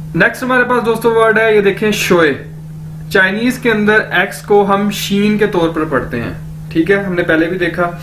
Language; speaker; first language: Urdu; native; Urdu